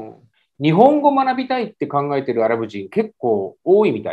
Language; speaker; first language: Japanese; native; Japanese